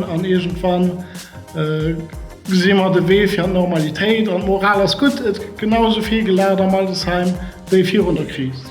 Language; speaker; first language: German; non-native, local second language; Luxembourgish